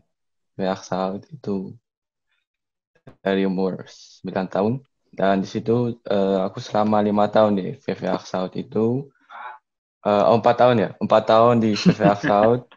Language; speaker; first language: Indonesian; early bilingual, heritage; Indonesian